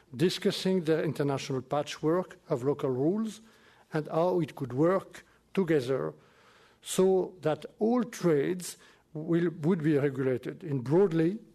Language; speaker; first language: English; non-native, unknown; French